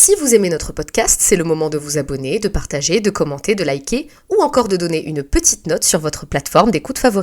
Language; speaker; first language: French; native; French